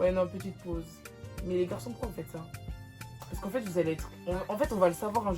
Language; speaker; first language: French; native; French